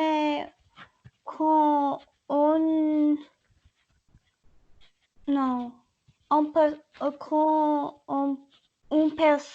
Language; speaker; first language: French; non-native, learner; English